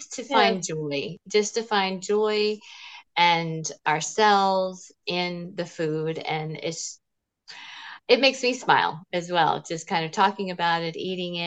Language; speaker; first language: English; native; English